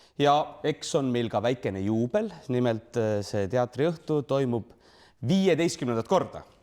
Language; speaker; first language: Estonian; native; Estonian